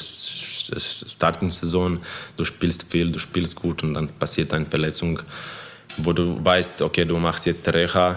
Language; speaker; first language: German; non-native, fluent; Croatian